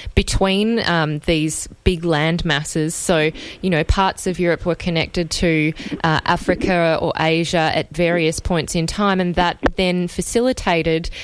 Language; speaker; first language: English; native; English